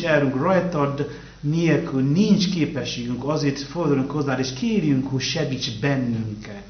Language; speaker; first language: Hungarian; non-native, learner; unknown